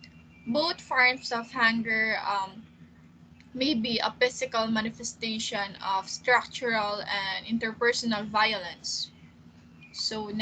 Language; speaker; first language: English; non-native, local second language; Filipino